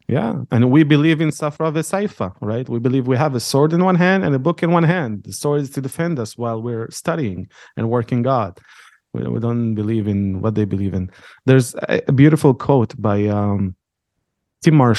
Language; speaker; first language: English; non-native, fluent; Arabic